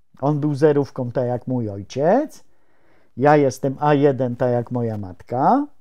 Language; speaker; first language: Polish; native; Polish